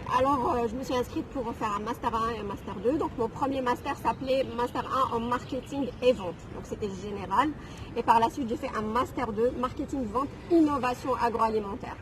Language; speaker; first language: French; non-native, local second language; Arabic